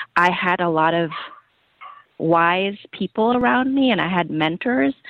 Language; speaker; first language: English; non-native, fluent; German